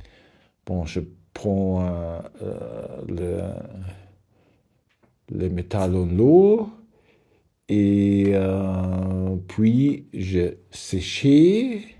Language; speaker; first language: French; non-native, learner; German